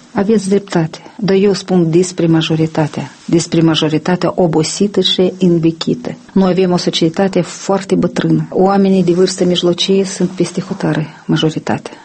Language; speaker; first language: Romanian; non-native, local second language; Russian